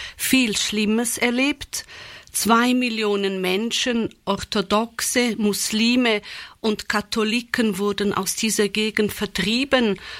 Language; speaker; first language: German; native; German